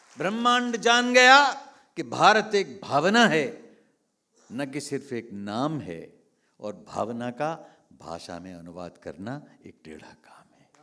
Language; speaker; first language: Hindi; native; Hindi